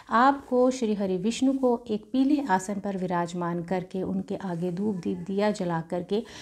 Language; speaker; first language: Hindi; native; Hindi